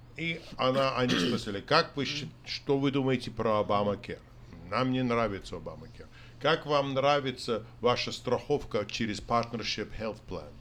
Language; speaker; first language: Russian; non-native, fluent; English